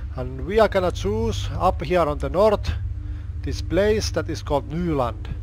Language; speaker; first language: English; non-native, fluent; Finnish